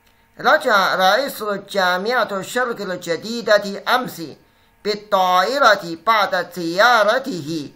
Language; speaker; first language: Arabic; non-native, fluent; Chinese